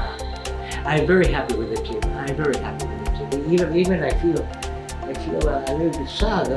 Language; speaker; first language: English; non-native, local second language; Spanish